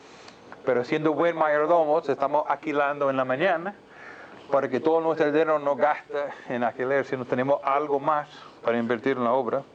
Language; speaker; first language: Spanish; non-native, fluent; English